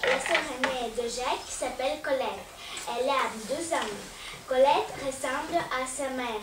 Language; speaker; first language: French; non-native, learner; Russian